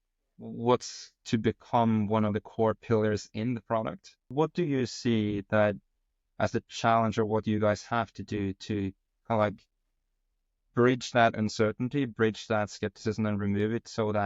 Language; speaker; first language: English; non-native, fluent; Norwegian